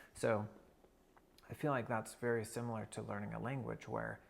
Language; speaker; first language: English; native; English